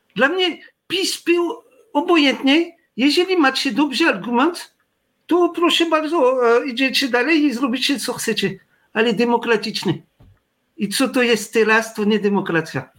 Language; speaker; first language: Polish; non-native, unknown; French